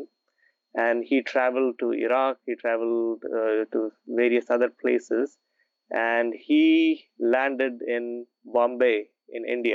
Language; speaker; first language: English; non-native, local second language; Urdu